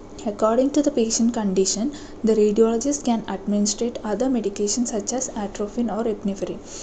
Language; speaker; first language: English; non-native, local second language; Malayalam